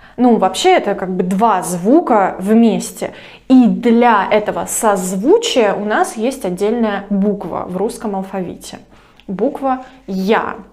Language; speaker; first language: Russian; native; Russian